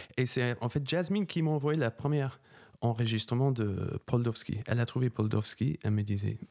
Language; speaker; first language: French; non-native, fluent; English